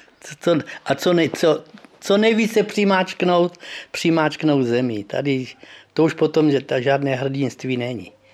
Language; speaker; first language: Czech; early bilingual, heritage; Czech